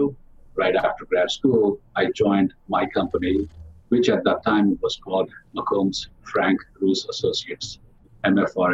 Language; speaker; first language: English; non-native, local second language; Telugu